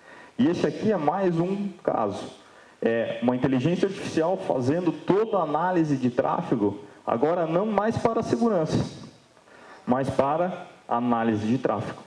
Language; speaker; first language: Portuguese; native; Portuguese